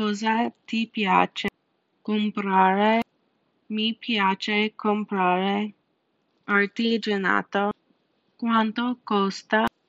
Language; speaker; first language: Italian; non-native, learner; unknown